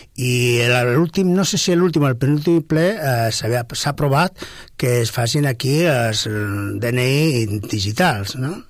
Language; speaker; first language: Catalan; non-native, local second language; Spanish